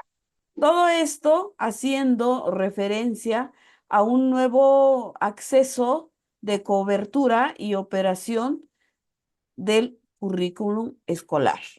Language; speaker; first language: Spanish; native; Spanish